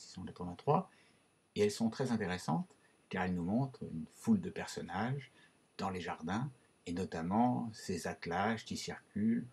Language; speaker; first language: French; native; French